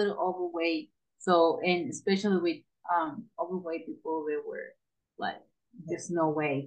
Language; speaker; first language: English; non-native, fluent; Spanish